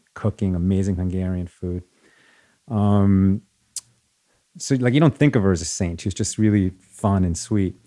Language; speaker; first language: English; early bilingual, other home language; Spanish